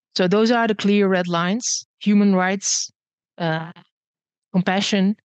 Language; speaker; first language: English; early bilingual, other home language; Bosnian